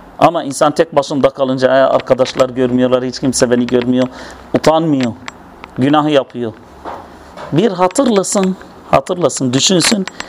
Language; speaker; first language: Turkish; non-native, fluent; Arabic